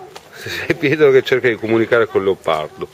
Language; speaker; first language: Italian; native; Italian